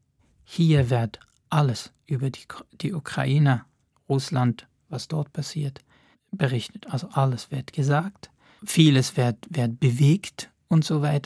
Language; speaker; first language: German; non-native, fluent; Arabic